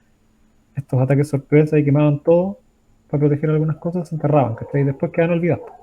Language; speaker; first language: Spanish; native; Spanish